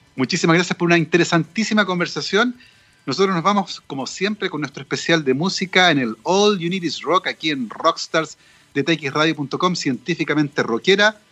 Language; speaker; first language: Spanish; native; Spanish